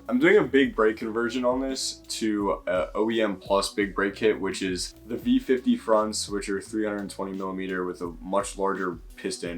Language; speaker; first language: English; native; English